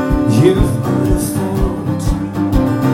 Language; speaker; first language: English; native; English